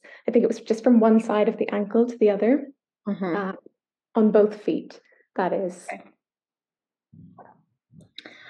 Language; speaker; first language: English; native; English